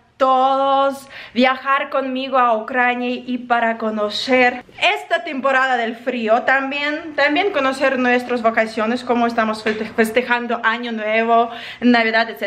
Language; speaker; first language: Spanish; non-native, learner; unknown